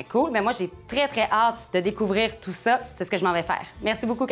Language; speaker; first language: French; native; French